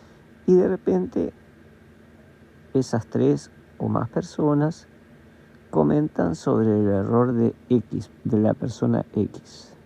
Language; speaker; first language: Spanish; native; Spanish